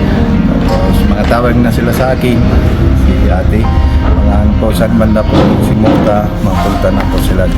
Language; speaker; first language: Filipino; non-native, learner; Punjabi